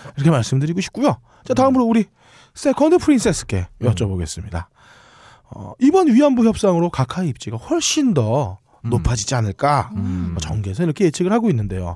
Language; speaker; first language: Korean; native; Korean